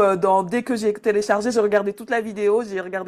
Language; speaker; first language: French; native; French